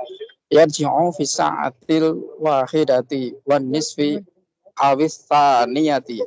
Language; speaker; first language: Arabic; non-native, learner; Indonesian